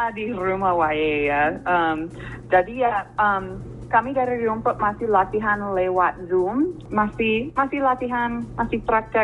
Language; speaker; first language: Indonesian; non-native, fluent; English